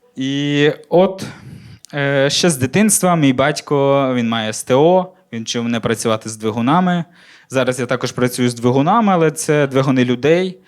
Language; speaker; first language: Ukrainian; native; Ukrainian